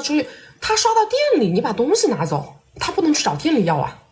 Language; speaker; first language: Chinese; native; Chinese